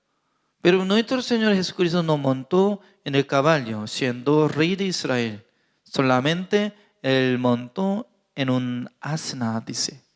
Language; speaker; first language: Spanish; non-native, fluent; Korean